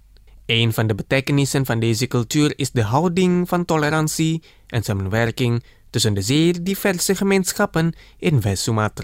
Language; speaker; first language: Dutch; non-native, fluent; Indonesian